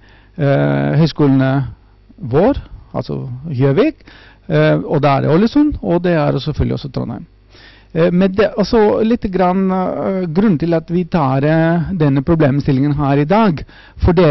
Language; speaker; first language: Norwegian; non-native, fluent; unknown